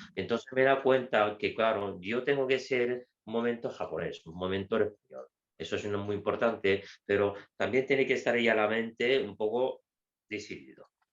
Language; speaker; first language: Spanish; non-native, fluent; Japanese